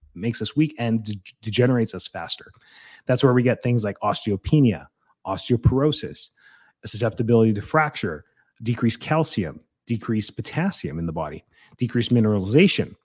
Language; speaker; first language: English; native; English